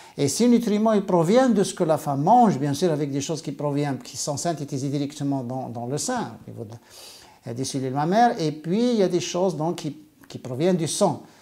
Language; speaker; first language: French; non-native, local second language; Arabic